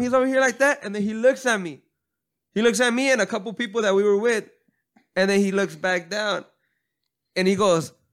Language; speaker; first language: English; early bilingual, other home language; Spanish